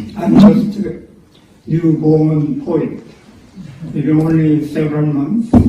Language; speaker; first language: English; non-native, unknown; Korean